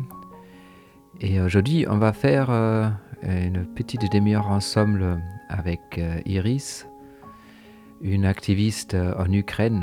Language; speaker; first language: French; non-native, fluent; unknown